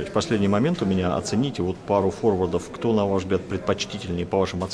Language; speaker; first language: Russian; native; Russian